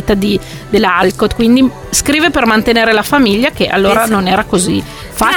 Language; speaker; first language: Italian; native; Italian